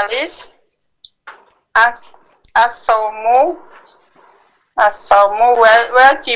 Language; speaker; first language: Arabic; non-native, learner; Indonesian